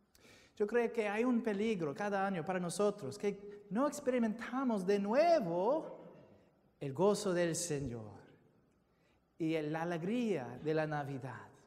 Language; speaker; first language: Spanish; non-native, fluent; English